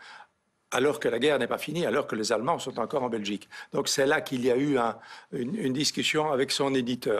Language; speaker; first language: French; native; French